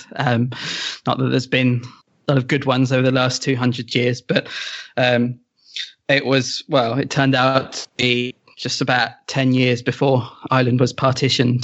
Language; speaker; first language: English; native; English